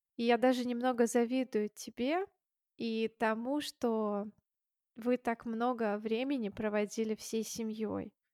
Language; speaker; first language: Russian; native; Russian